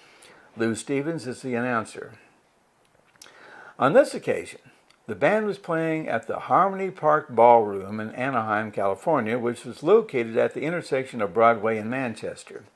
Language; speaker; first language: English; native; English